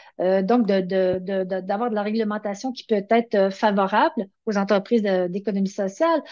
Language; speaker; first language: French; native; French